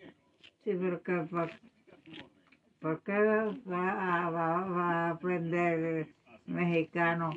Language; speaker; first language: Spanish; native; Spanish